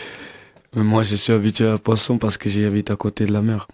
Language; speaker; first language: French; non-native, learner; Kabuverdianu